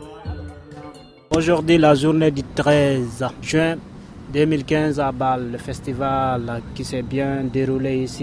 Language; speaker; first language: French; non-native, local second language; Fula